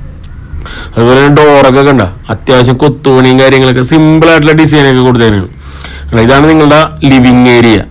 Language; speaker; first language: Malayalam; native; Malayalam